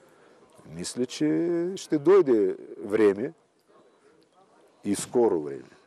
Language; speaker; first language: Bulgarian; non-native, fluent; Russian